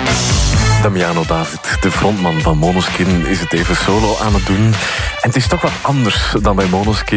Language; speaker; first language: Dutch; native; Dutch